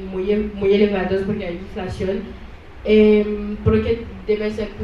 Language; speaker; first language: Spanish; non-native, learner; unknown